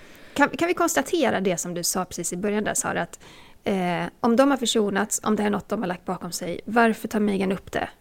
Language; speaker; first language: Swedish; native; Swedish